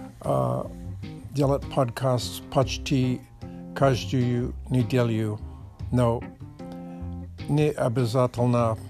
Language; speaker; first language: Russian; non-native, learner; English